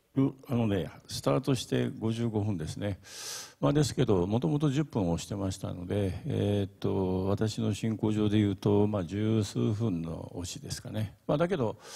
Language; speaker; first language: Japanese; native; Japanese